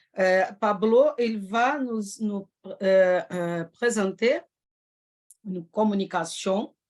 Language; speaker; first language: French; non-native, fluent; Portuguese